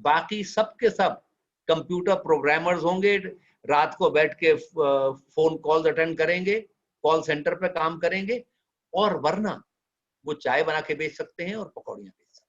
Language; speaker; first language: Hindi; native; Hindi